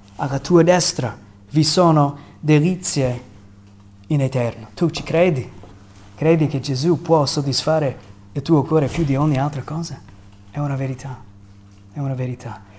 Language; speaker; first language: Italian; non-native, fluent; English